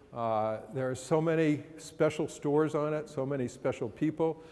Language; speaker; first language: English; native; English